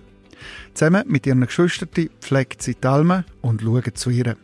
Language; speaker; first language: German; native; German